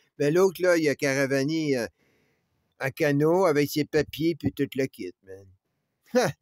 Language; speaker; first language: French; native; French